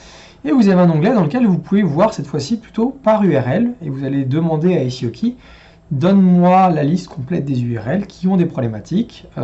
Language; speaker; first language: French; native; French